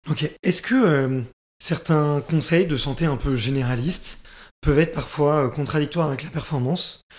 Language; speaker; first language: French; native; French